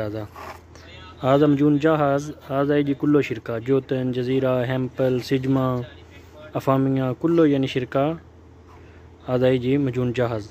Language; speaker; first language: Arabic; non-native, learner; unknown